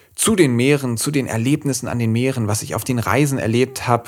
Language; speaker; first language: German; native; German